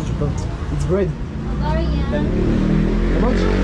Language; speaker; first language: English; non-native, learner; French